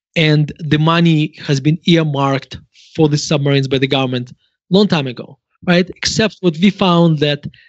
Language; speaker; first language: English; non-native, fluent; Russian